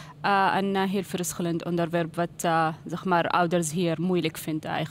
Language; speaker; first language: Dutch; non-native, learner; Arabic